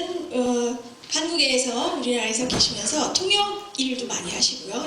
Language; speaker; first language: Korean; native; Korean